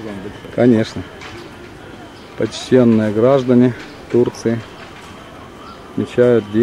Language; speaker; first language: Russian; native; Russian